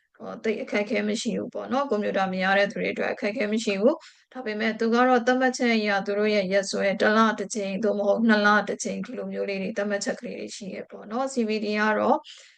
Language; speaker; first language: Burmese; native; Burmese